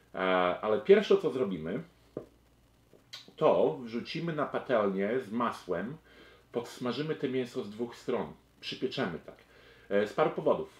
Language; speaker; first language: Polish; early bilingual, heritage; Polish